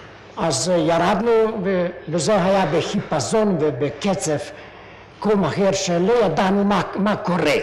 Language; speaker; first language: Hebrew; non-native, fluent; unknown